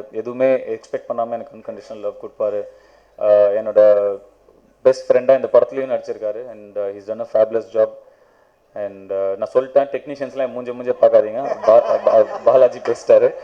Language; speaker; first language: Tamil; native; Tamil